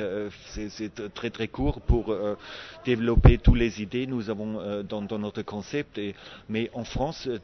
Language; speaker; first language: French; non-native, fluent; German